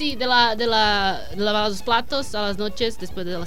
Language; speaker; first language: Spanish; non-native, learner; Portuguese